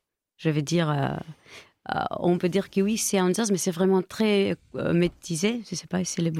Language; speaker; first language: French; non-native, fluent; Greek